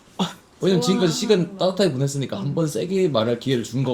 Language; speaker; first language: Korean; native; Korean